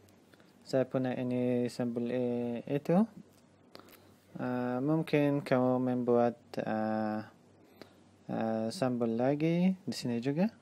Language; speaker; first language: Indonesian; non-native, learner; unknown